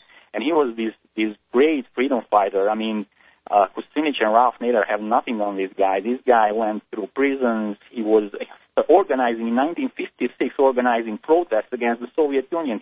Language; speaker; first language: English; native; English